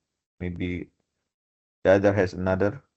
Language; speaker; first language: English; non-native, fluent; Indonesian